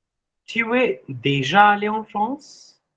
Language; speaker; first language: French; non-native, fluent; Hindi